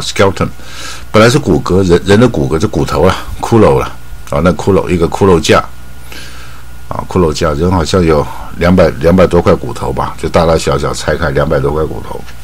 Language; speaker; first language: Chinese; native; Chinese